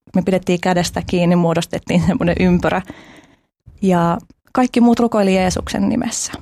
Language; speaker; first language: Finnish; early bilingual, other home language; Albanian